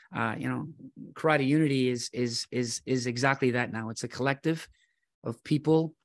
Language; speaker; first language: English; native; English